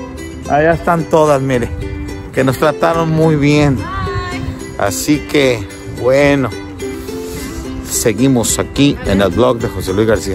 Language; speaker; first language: Spanish; native; Spanish